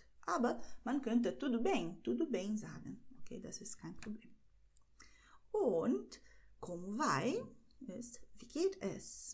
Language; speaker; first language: German; non-native, fluent; Portuguese